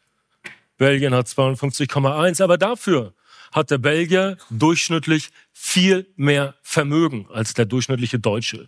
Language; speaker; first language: German; native; German